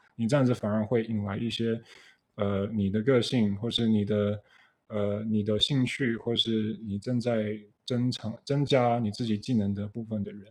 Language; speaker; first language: Chinese; early bilingual, heritage; Chinese